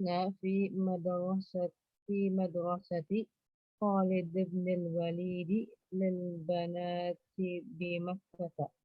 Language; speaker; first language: Arabic; non-native, learner; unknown